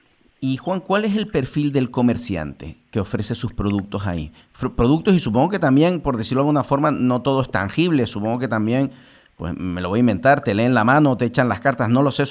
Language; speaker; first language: Spanish; native; Spanish